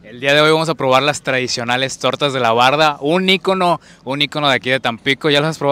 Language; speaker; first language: Spanish; native; Spanish